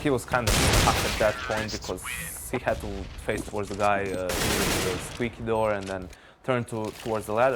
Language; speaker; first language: English; non-native, fluent; Danish